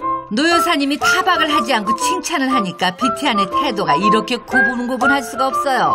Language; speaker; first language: Korean; native; Korean